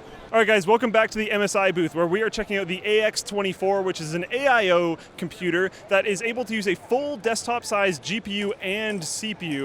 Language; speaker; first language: English; native; English